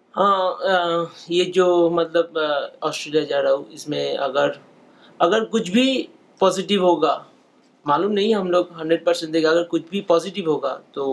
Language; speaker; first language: Hindi; non-native, local second language; Bangla